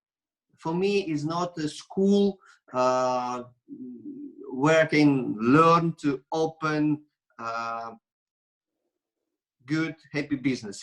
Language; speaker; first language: English; non-native, learner; Russian